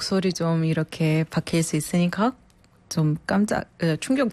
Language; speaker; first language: Korean; non-native, fluent; Arabic